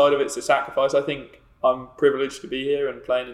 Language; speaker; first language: English; native; English